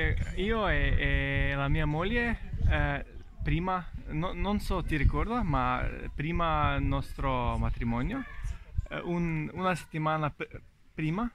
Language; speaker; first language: Italian; non-native, learner; Slovenian